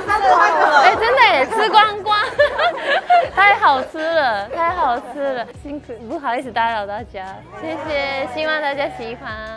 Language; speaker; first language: Chinese; non-native, fluent; Japanese